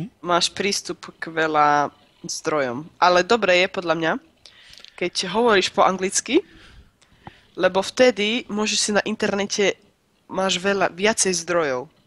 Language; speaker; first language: Slovak; native; Slovak